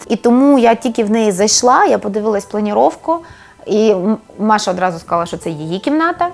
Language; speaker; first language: Ukrainian; non-native, local second language; Russian